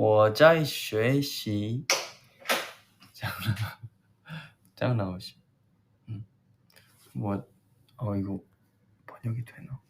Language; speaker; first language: Chinese; non-native, learner; Korean